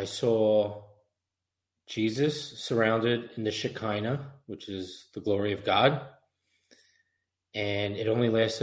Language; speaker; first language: English; native; English